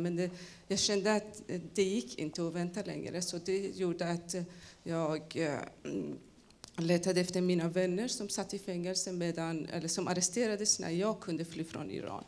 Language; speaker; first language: Swedish; non-native, fluent; Persian